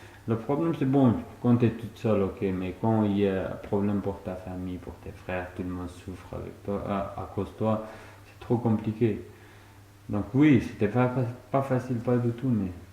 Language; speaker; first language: French; non-native, fluent; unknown